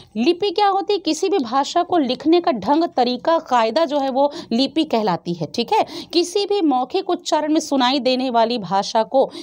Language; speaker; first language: Hindi; native; Hindi